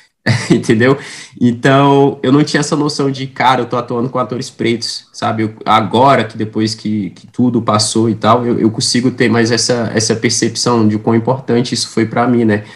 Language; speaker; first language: Portuguese; native; Portuguese